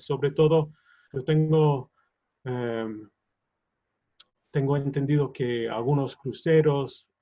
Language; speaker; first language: Spanish; non-native, fluent; English